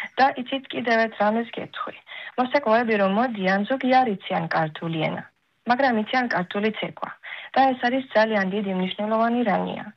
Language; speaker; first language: Georgian; early bilingual, heritage; Hebrew